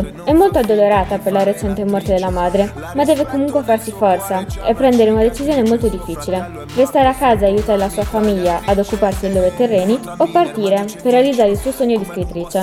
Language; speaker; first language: Italian; native; Italian